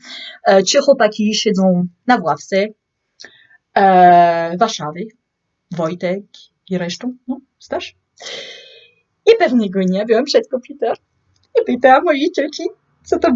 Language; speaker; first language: Polish; non-native, learner; French